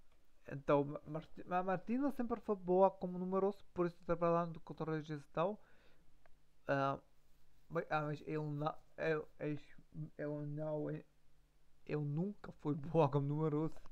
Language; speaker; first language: Portuguese; non-native, learner; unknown